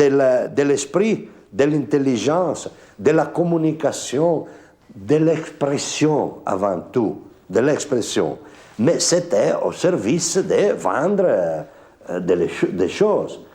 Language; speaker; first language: French; non-native, fluent; Italian